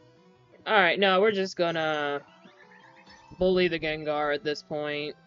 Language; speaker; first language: English; native; English